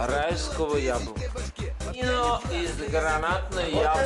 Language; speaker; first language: Russian; non-native, learner; Slovak